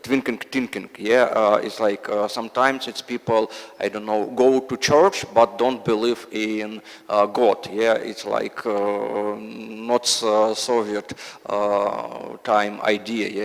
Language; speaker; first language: English; non-native, learner; Russian